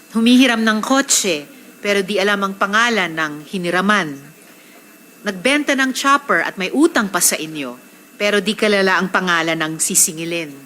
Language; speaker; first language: Filipino; native; Filipino